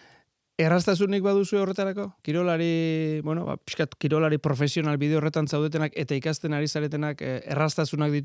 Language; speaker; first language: Basque; native; Basque